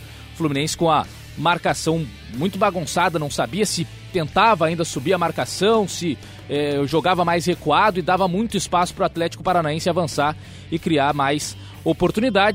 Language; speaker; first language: Portuguese; native; Portuguese